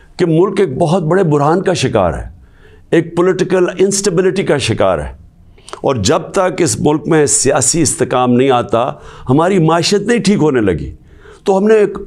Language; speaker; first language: Urdu; native; Urdu